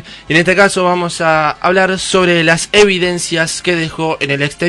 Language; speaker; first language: Spanish; native; Spanish